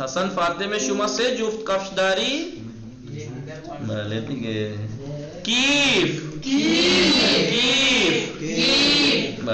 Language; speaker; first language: Persian; non-native, fluent; Urdu